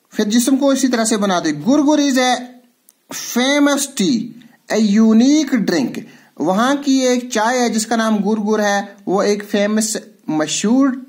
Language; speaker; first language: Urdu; non-native, local second language; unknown